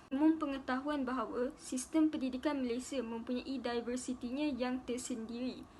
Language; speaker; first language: Malay; native; Malay